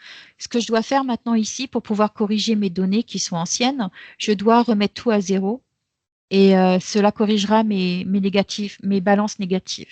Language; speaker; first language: French; native; French